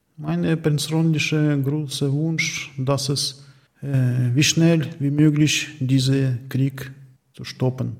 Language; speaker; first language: German; non-native, learner; Ukrainian